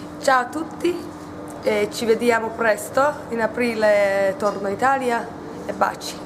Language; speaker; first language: Italian; non-native, learner; Hungarian